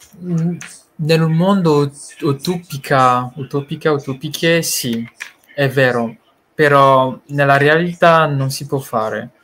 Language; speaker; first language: Italian; non-native, learner; Malagasy